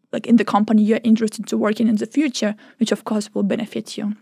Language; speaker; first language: English; non-native, fluent; Ukrainian